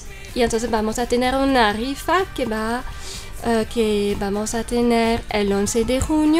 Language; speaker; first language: Spanish; non-native, fluent; French